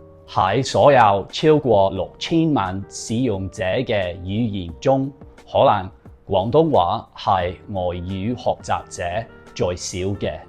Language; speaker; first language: Cantonese; non-native, fluent; English